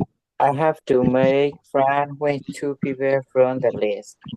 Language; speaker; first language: English; non-native, learner; Burmese